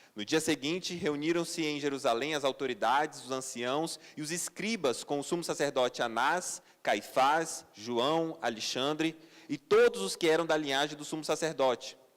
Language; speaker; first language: Portuguese; native; Portuguese